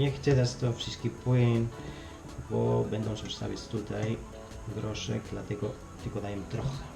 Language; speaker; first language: Polish; non-native, learner; Spanish